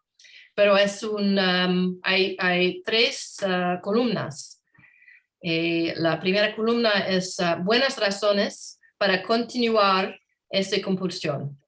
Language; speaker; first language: Spanish; non-native, learner; English